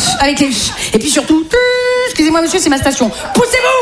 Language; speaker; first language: French; native; French